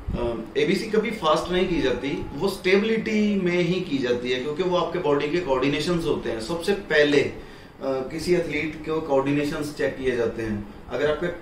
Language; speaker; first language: Hindi; non-native, local second language; Punjabi